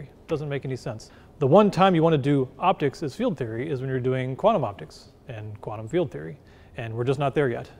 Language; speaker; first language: English; native; English